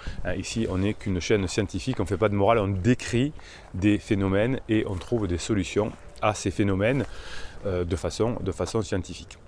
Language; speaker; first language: French; native; French